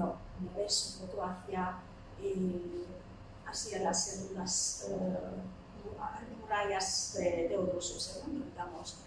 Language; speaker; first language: Spanish; non-native, fluent; Turkish